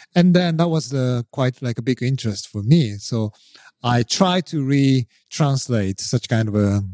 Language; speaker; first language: English; non-native, fluent; Japanese